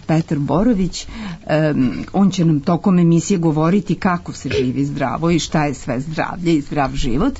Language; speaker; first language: Serbian; native; Serbian